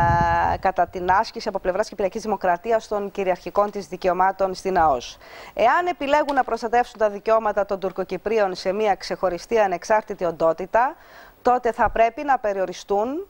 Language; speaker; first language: Greek; native; Greek